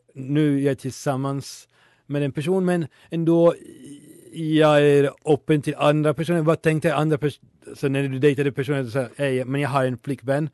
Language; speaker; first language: Swedish; non-native, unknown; Italian